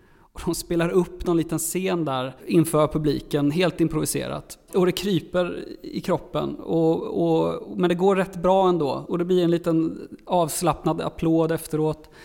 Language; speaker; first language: Swedish; native; Swedish